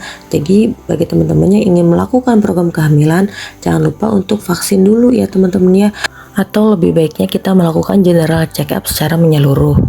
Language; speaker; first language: Indonesian; native; Indonesian